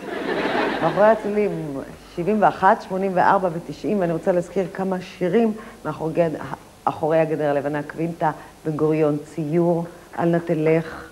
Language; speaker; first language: Hebrew; native; Hebrew